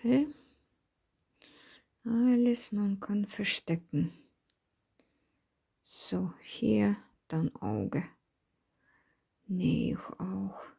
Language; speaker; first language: German; non-native, learner; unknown